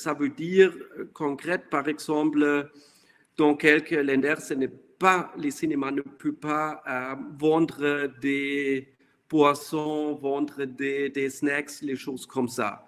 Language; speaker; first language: French; non-native, fluent; German